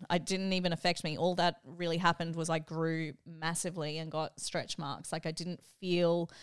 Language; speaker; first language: English; early bilingual, other home language; Filipino